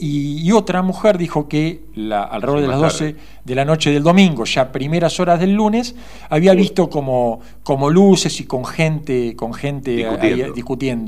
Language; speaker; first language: Spanish; native; Spanish